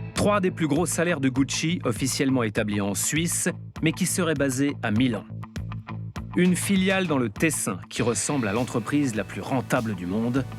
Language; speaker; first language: French; native; French